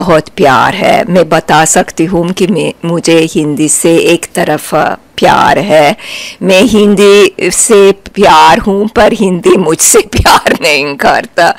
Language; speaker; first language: Hindi; non-native, fluent; Russian